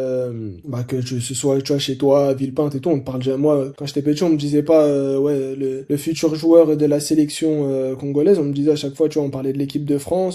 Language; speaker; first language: French; native; French